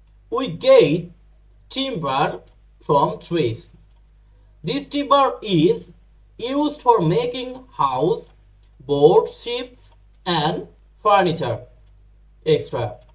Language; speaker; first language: English; non-native, local second language; Bangla